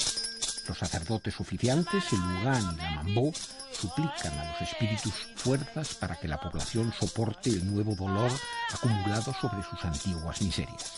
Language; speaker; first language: Spanish; native; Spanish